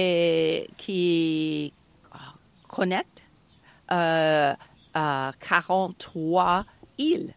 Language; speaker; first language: French; non-native, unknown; English